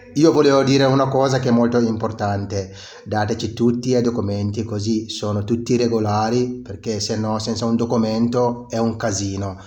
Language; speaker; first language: Italian; non-native, fluent; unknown